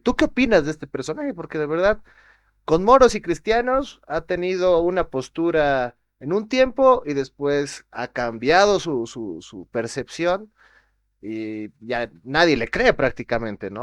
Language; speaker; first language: Spanish; native; Spanish